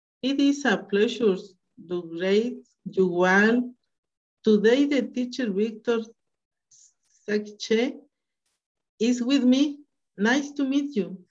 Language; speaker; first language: English; non-native, learner; Spanish